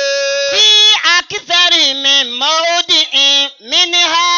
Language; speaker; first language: Arabic; non-native, fluent; Yoruba